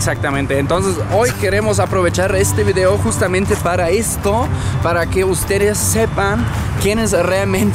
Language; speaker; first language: Spanish; non-native, fluent; German